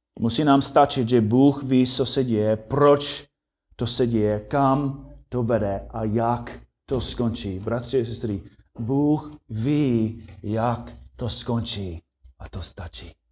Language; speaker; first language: Czech; non-native, fluent; English